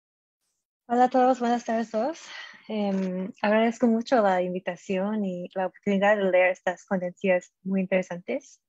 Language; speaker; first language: Spanish; non-native, fluent; English